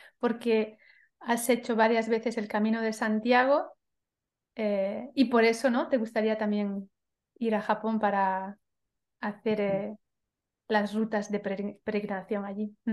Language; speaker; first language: Spanish; native; Spanish